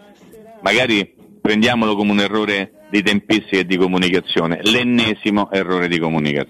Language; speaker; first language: Italian; native; Italian